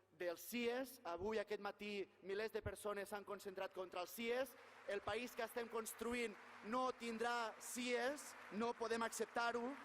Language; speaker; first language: Catalan; native; Catalan